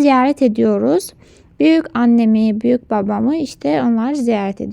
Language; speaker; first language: Turkish; non-native, local second language; Azerbaijani